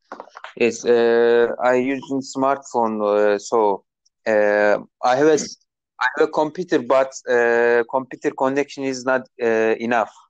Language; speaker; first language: English; non-native, learner; Turkish